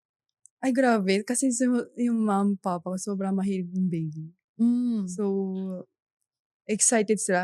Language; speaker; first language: Filipino; non-native, learner; Japanese